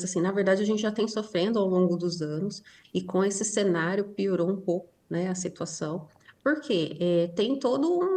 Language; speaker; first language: Portuguese; native; Portuguese